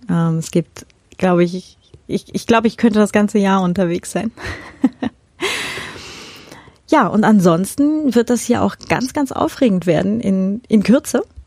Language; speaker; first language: German; native; German